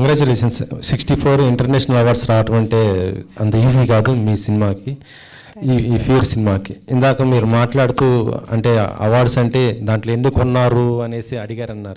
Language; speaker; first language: Telugu; native; Telugu